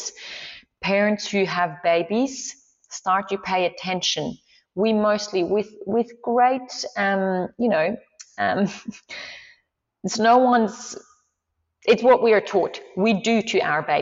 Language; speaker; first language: English; non-native, fluent; Swiss German